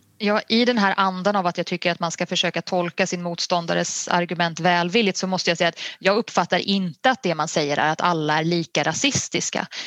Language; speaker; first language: Swedish; native; Swedish